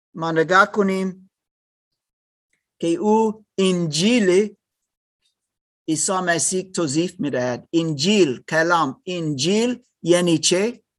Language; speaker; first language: Persian; non-native, learner; German